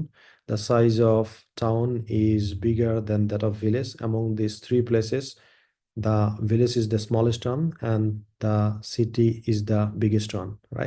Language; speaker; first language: English; non-native, local second language; Bangla